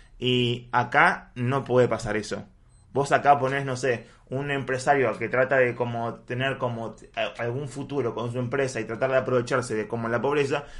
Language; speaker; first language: Spanish; native; Spanish